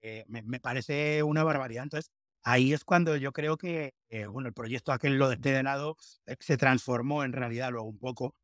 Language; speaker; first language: Spanish; native; Spanish